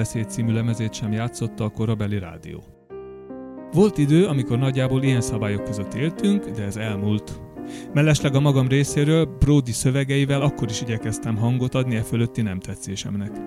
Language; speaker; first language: Hungarian; native; Hungarian